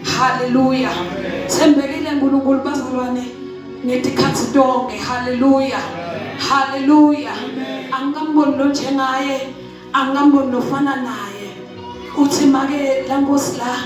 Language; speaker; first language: Zulu; non-native, local second language; Swati